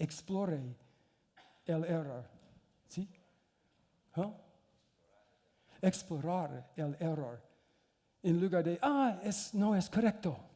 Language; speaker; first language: Spanish; non-native, learner; English